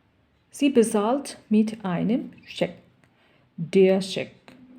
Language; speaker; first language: German; non-native, fluent; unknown